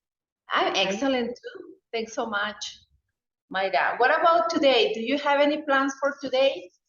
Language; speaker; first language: English; non-native, fluent; Spanish